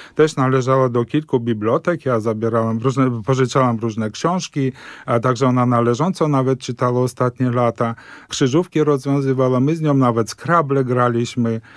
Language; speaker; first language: Polish; early bilingual, heritage; Polish